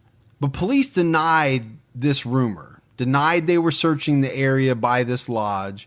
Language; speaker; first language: English; native; English